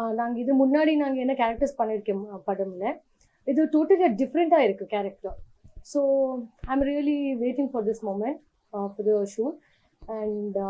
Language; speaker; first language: Tamil; non-native, learner; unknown